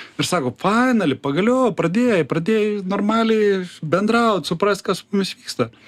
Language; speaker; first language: Lithuanian; native; Lithuanian